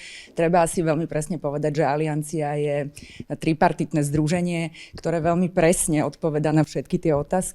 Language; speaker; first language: Slovak; native; Slovak